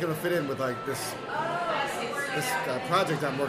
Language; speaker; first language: English; native; English